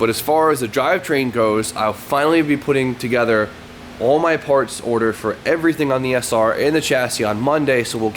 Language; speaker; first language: English; native; English